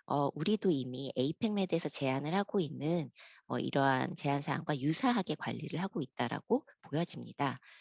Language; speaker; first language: Korean; native; Korean